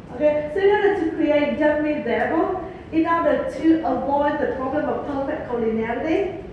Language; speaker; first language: English; non-native, fluent; Vietnamese